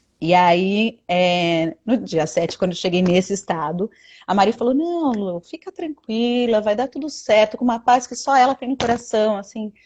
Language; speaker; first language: Portuguese; native; Portuguese